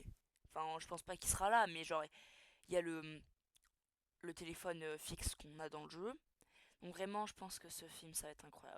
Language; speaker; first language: French; native; French